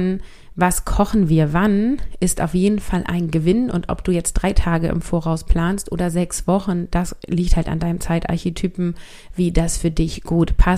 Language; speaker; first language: German; native; German